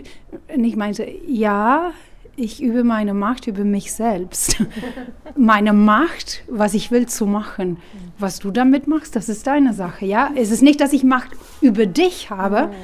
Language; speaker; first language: German; non-native, fluent; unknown